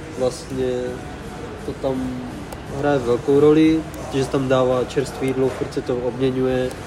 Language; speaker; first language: Czech; early bilingual, other home language; Vietnamese